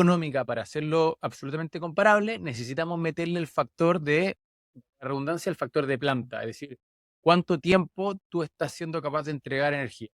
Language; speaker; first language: Spanish; native; Spanish